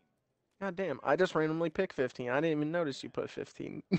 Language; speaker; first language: English; native; English